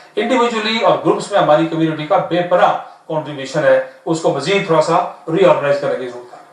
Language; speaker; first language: Urdu; non-native, local second language; Pahari-Potwari